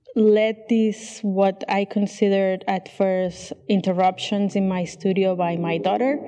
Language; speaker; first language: English; non-native, fluent; Catalan